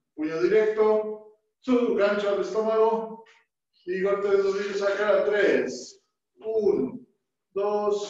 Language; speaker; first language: Spanish; native; Spanish